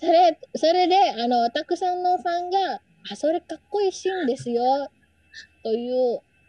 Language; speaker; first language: Japanese; non-native, learner; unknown